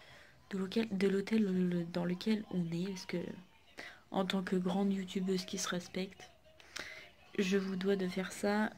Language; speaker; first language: French; native; French